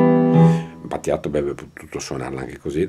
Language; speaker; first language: Italian; native; Italian